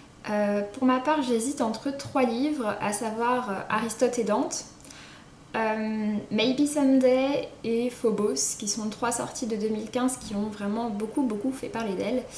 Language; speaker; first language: French; native; French